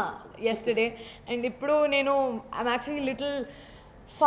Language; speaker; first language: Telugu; non-native, learner; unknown